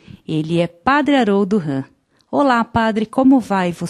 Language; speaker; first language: Portuguese; native; Portuguese